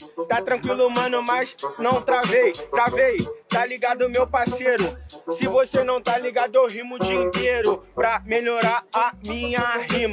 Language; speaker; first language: Portuguese; native; Portuguese